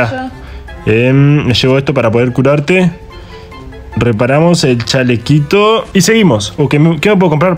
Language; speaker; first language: Spanish; native; Spanish